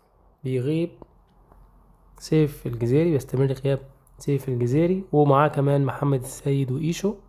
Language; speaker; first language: Arabic; native; Arabic